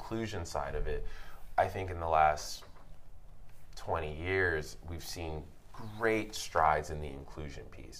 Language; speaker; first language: English; native; English